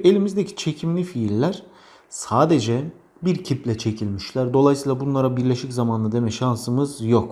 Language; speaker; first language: Turkish; native; Turkish